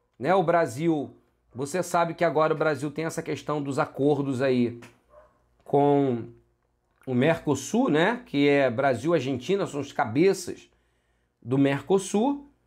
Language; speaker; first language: Portuguese; native; Portuguese